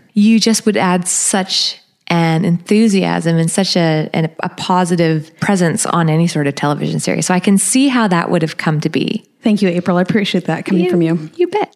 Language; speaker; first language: English; native; English